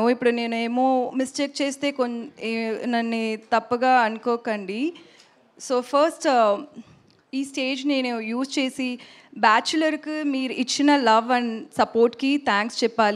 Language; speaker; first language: Telugu; non-native, learner; Tamil